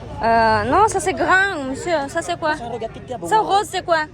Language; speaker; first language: French; non-native, learner; Kazakh